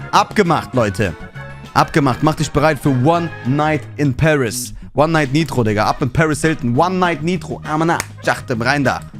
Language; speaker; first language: German; native; German